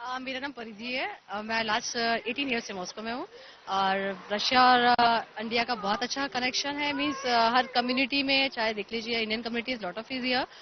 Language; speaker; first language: Hindi; native; Hindi